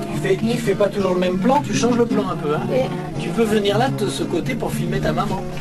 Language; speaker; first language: French; native; French